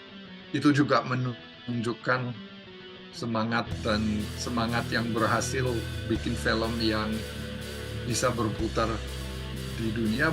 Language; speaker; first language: Indonesian; non-native, fluent; English